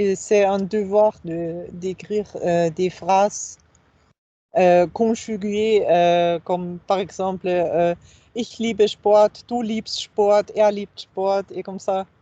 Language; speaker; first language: French; non-native, fluent; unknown